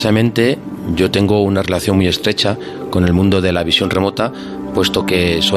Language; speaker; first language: Spanish; native; Spanish